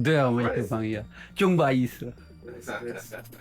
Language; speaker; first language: Chinese; non-native, learner; Urdu